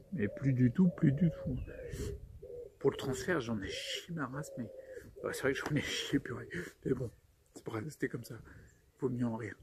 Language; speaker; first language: French; native; French